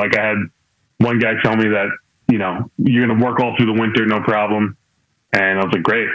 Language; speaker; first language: English; native; English